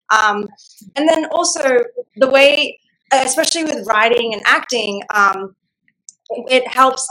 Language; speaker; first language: English; non-native, local second language; Gujarati